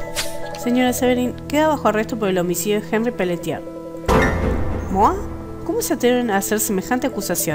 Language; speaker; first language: Spanish; native; Spanish